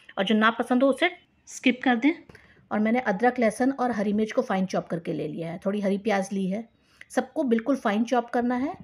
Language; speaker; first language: Hindi; native; Hindi